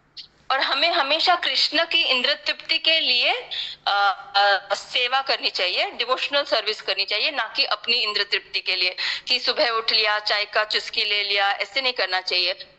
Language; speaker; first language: Hindi; native; Hindi